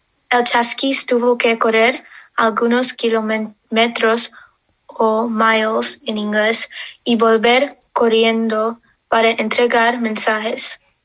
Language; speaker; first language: Spanish; non-native, learner; English